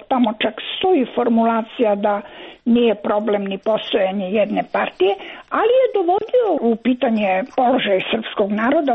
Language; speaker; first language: Croatian; native; Croatian